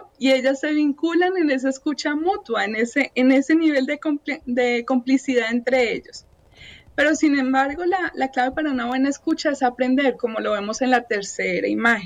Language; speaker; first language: Spanish; native; Spanish